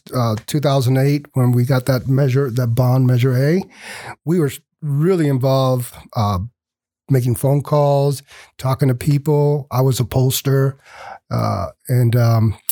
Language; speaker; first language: English; early bilingual, other home language; Spanish